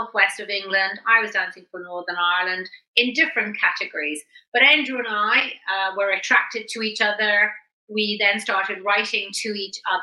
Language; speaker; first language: English; native; English